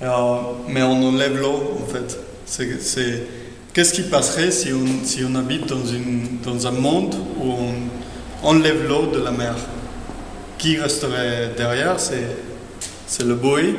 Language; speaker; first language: French; non-native, fluent; Spanish